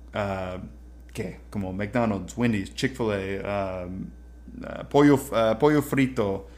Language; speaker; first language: Spanish; non-native, fluent; English